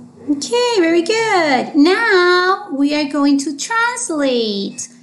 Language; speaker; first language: English; non-native, fluent; Spanish